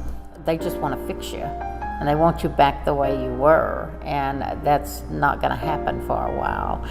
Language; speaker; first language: English; native; English